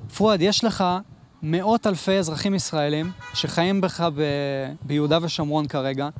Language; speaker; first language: Hebrew; native; Hebrew